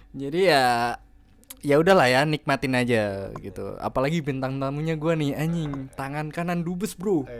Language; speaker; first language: Indonesian; native; Indonesian